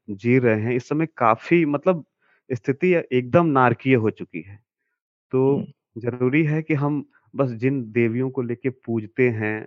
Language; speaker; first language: Hindi; native; Hindi